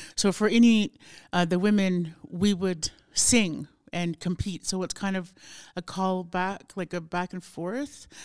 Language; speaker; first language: English; native; English